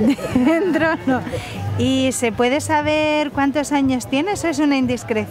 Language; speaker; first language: Spanish; native; Spanish